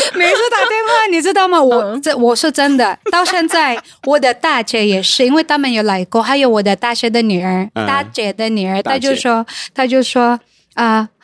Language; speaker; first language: Chinese; non-native, fluent; Cebuano